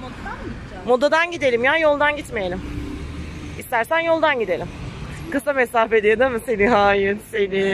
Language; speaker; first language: Turkish; native; Turkish